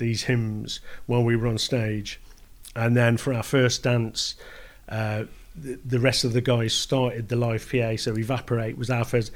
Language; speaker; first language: English; native; English